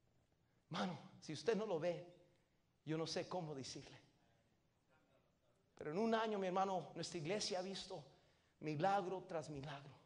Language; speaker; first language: Spanish; native; Spanish